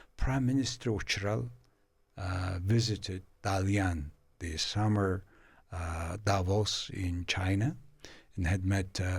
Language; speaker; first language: English; non-native, fluent; Mongolian